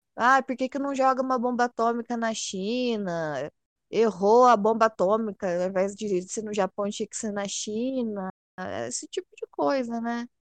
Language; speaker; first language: Portuguese; native; Portuguese